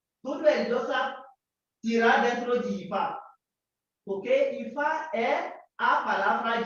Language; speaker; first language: Portuguese; non-native, learner; Yoruba